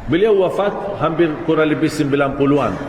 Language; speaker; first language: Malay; non-native, fluent; Arabic